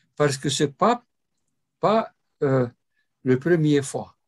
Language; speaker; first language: French; non-native, fluent; Romanian